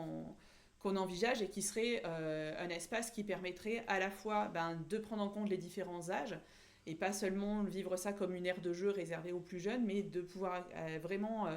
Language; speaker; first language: French; native; French